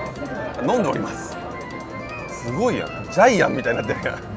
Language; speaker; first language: Japanese; native; Japanese